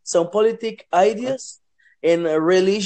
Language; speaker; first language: English; non-native, learner; Portuguese